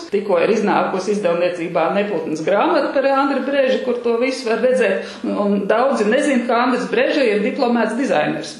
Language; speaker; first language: Latvian; native; Latvian